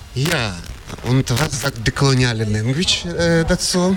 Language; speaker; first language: German; non-native, fluent; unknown